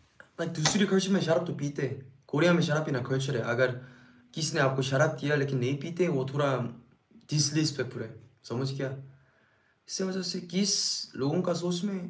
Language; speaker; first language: Hindi; non-native, learner; Korean